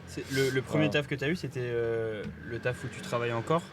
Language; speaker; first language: French; native; French